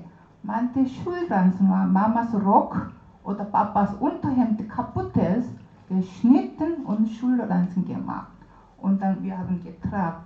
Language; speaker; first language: German; non-native, learner; Korean